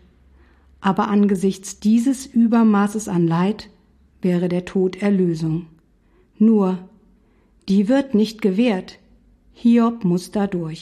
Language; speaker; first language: German; native; German